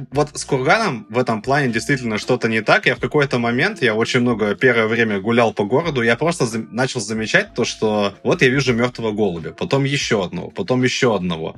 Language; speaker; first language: Russian; native; Russian